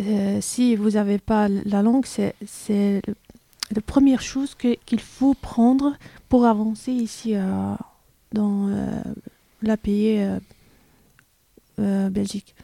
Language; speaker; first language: French; non-native, learner; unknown